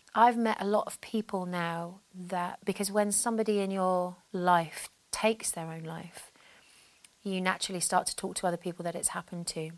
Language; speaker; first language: English; native; English